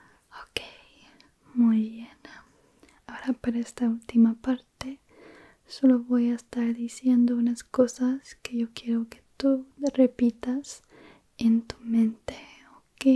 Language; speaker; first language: Spanish; early bilingual, heritage; Spanish